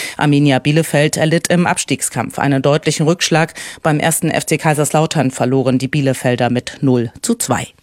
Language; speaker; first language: German; native; German